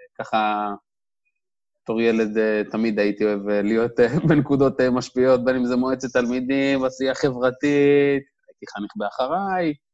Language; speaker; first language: Hebrew; native; Hebrew